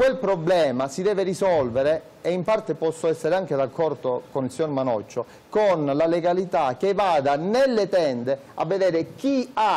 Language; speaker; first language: Italian; native; Italian